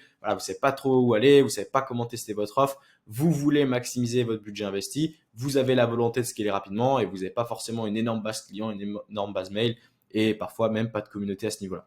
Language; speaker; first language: French; native; French